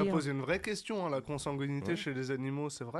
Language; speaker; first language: French; native; French